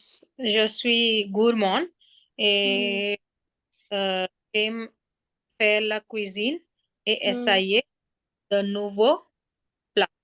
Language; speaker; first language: French; non-native, learner; Hindi